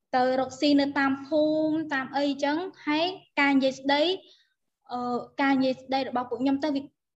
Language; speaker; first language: Khmer; non-native, local second language; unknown